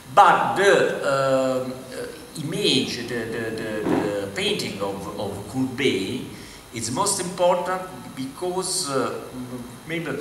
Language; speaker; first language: English; non-native, learner; Italian